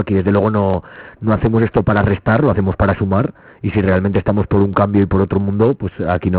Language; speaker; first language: Spanish; native; Spanish